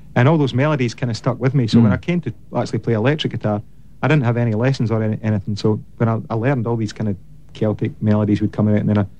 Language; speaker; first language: English; native; English